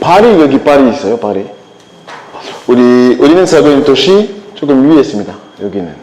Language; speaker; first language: Korean; non-native, learner; French